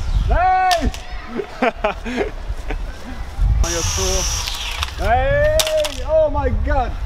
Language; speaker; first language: Swedish; native; Swedish